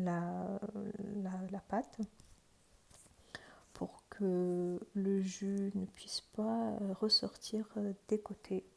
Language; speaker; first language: French; non-native, fluent; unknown